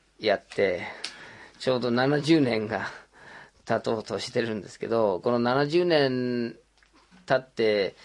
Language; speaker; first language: Japanese; non-native, fluent; English